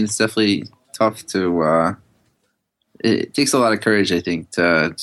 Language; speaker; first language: English; native; English